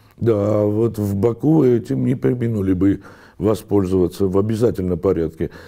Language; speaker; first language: Russian; non-native, local second language; Armenian